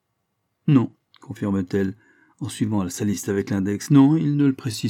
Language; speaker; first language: French; native; French